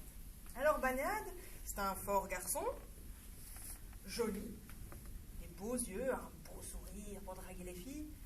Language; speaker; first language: French; native; French